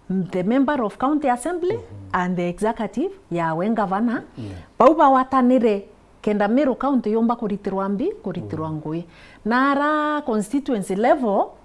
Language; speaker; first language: English; non-native, local second language; Meru